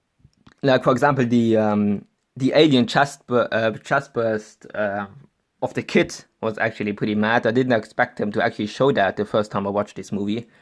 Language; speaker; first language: English; non-native, fluent; German